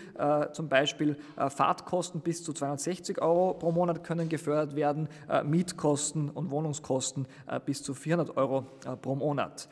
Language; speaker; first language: German; native; German